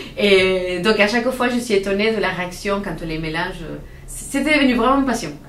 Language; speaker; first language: French; non-native, fluent; Spanish